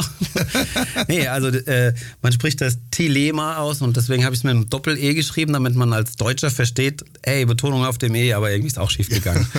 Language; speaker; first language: German; early bilingual, other home language; Greek